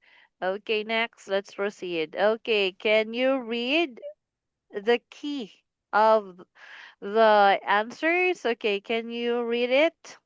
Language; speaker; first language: English; non-native, fluent; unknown